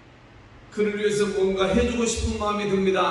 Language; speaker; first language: Korean; native; Korean